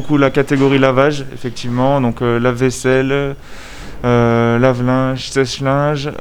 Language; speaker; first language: French; native; French